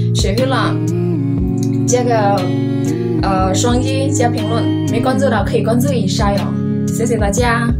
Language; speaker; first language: Chinese; non-native, fluent; Indonesian